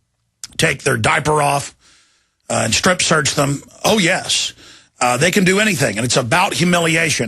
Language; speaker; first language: English; native; English